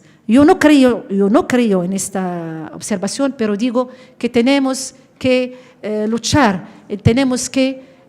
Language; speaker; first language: Spanish; non-native, fluent; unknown